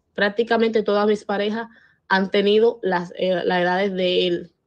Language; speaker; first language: Spanish; native; Spanish